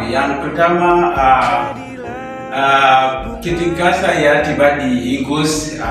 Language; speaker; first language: Indonesian; non-native, learner; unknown